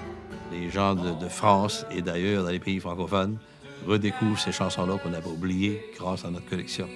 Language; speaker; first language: French; native; French